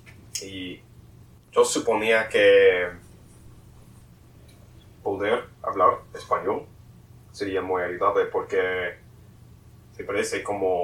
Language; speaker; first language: Spanish; non-native, learner; English